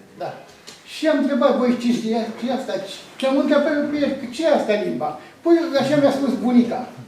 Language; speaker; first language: Romanian; native; Romanian